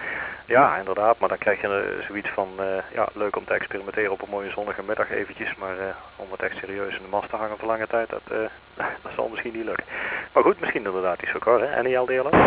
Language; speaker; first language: Dutch; native; Dutch